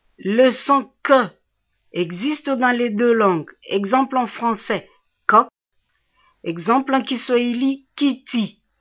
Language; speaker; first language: French; non-native, local second language; Swahili